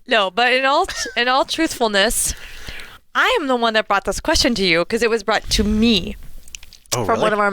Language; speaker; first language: English; native; English